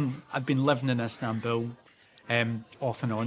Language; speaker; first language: English; native; English